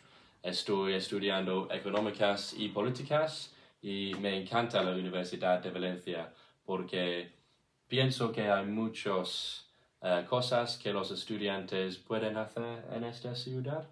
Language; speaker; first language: Spanish; non-native, learner; English